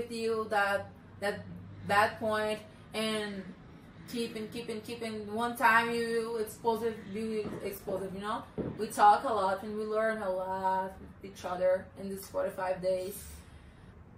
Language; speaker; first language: English; non-native, learner; Portuguese